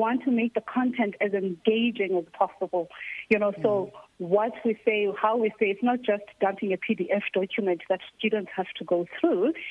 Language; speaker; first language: English; non-native, local second language; Xhosa